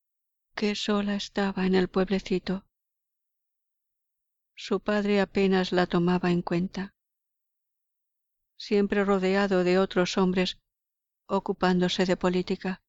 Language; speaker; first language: Spanish; native; Spanish